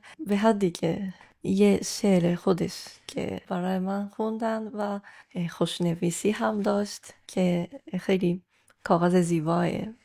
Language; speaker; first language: Persian; non-native, fluent; Japanese